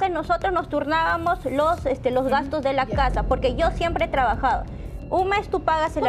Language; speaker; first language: Spanish; native; Spanish